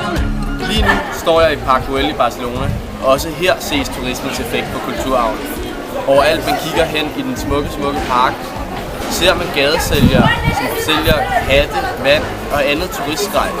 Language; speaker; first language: Danish; native; Danish